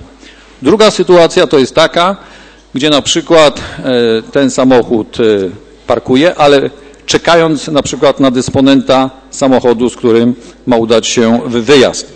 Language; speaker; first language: Polish; native; Polish